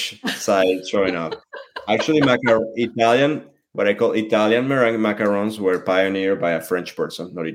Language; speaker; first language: English; non-native, fluent; French